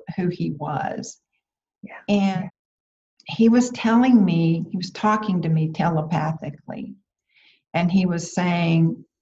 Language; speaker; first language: English; native; English